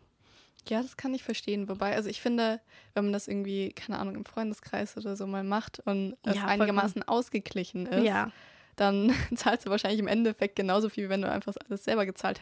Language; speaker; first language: German; native; German